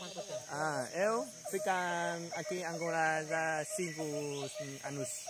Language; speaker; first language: Portuguese; non-native, learner; Vietnamese